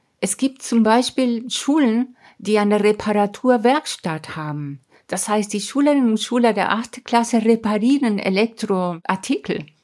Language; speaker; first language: German; non-native, fluent; Spanish